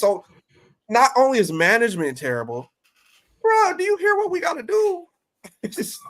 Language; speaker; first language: English; native; English